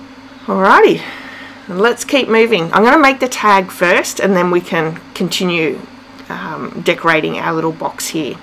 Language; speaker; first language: English; native; English